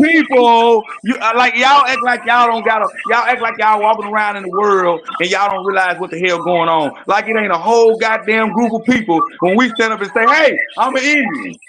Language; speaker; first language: English; native; English